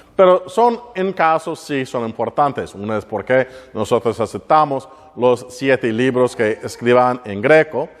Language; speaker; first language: Spanish; non-native, learner; English